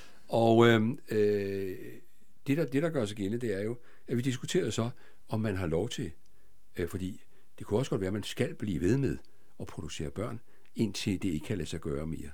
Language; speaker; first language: Danish; native; Danish